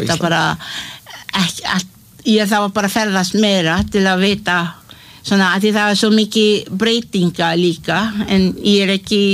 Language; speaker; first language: Icelandic; non-native, learner; Malay